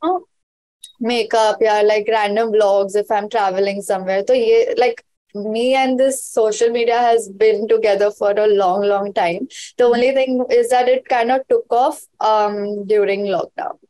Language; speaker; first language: English; non-native, local second language; Hindi